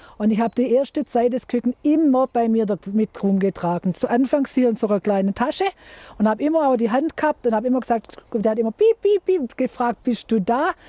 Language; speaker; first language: German; native; German